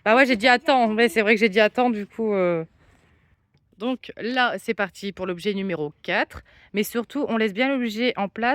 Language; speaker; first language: French; native; French